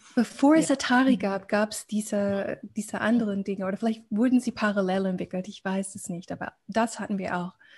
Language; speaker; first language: German; non-native, fluent; English